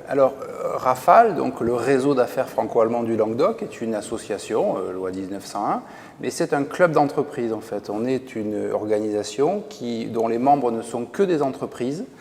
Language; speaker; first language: French; native; French